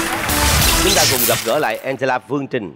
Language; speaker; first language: Vietnamese; native; Vietnamese